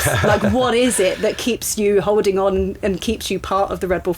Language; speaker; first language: English; native; English